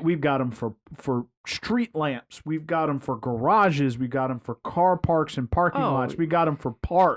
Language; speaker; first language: English; native; English